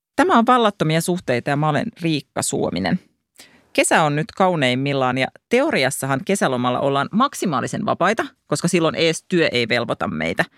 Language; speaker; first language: Finnish; native; Finnish